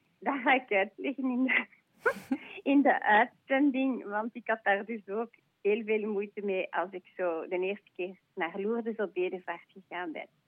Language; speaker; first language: Dutch; non-native, local second language; French